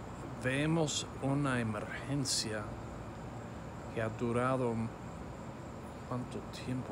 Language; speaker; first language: Spanish; non-native, fluent; English